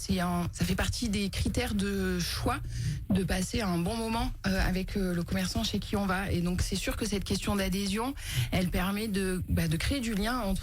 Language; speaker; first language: French; native; French